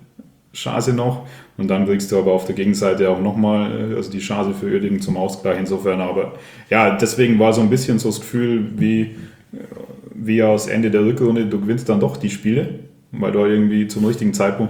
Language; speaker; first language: German; native; German